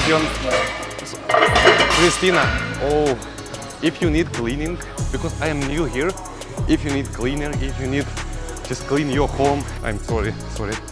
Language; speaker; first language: English; non-native, learner; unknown